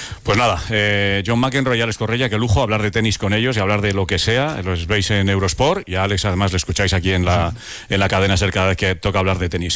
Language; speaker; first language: Spanish; native; Spanish